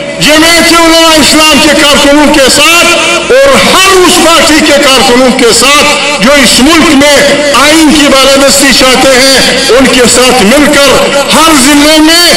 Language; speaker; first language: Urdu; non-native, local second language; Pashto